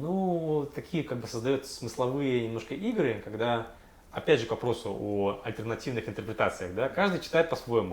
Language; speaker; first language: Russian; native; Russian